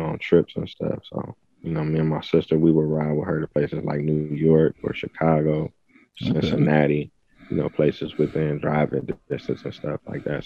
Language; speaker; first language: English; native; English